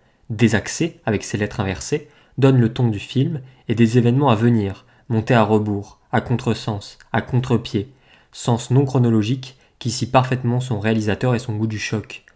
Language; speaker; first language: French; native; French